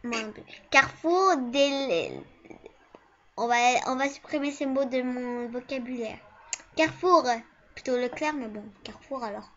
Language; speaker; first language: French; early bilingual, other home language; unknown